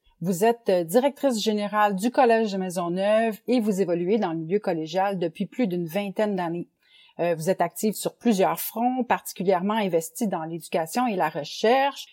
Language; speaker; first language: French; native; French